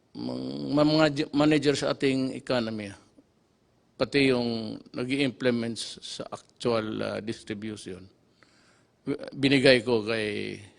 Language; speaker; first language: Filipino; non-native, local second language; Cebuano